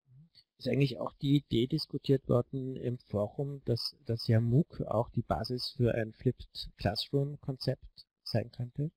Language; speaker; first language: German; native; German